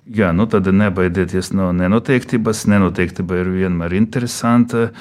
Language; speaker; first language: Latvian; non-native, local second language; Russian